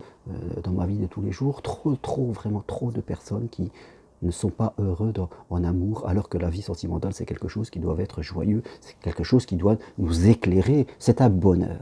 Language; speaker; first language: French; native; French